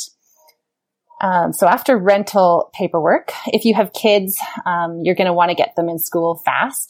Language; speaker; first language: English; native; English